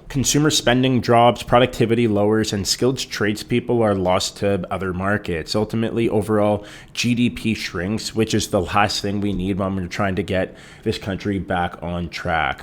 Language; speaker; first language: English; native; English